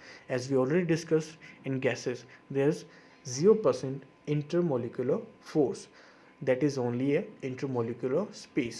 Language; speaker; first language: English; non-native, local second language; Hindi